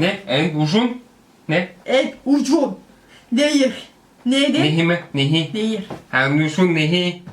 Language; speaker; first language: Turkish; non-native, learner; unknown